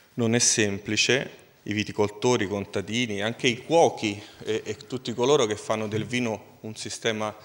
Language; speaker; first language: Italian; native; Italian